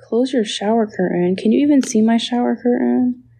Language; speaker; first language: English; native; English